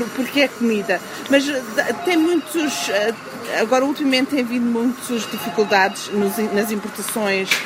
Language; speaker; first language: Portuguese; early bilingual, heritage; Portuguese